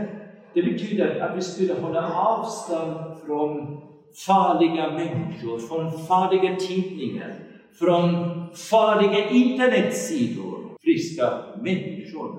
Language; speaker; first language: Swedish; non-native, fluent; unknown